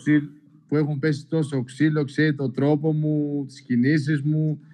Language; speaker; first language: Greek; non-native, local second language; Albanian